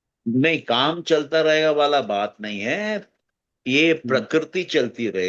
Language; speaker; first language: Hindi; native; Hindi